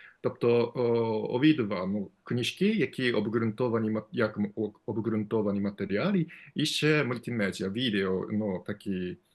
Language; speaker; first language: Ukrainian; non-native, fluent; Japanese